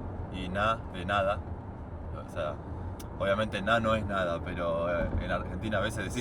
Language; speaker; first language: Spanish; native; Spanish